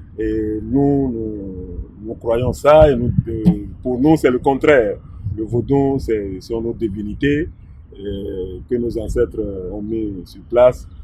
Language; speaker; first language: French; non-native, local second language; Fon